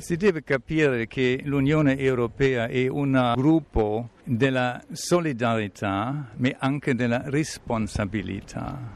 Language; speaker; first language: Italian; non-native, fluent; German